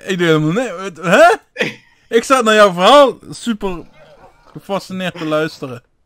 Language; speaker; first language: Dutch; native; Dutch